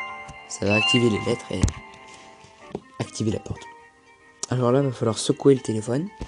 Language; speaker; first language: French; native; French